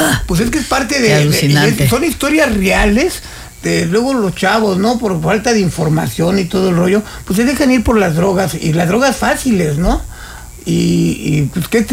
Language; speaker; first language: Spanish; native; Spanish